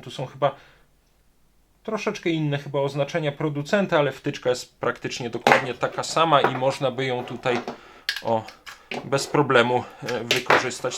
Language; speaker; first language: Polish; native; Polish